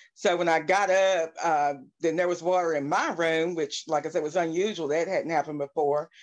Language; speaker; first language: English; native; English